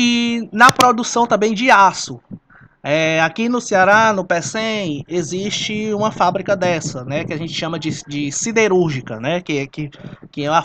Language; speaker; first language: Portuguese; native; Portuguese